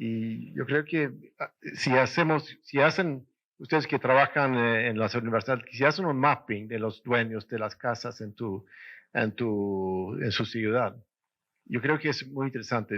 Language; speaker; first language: Spanish; non-native, fluent; Swedish